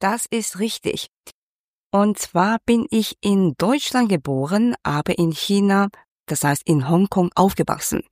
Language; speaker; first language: German; non-native, fluent; Cantonese